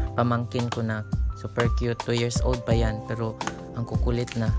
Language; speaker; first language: Filipino; non-native, local second language; Cebuano